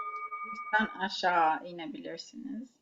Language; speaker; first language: Turkish; non-native, learner; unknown